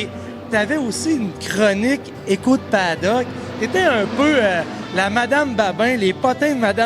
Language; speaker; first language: French; native; French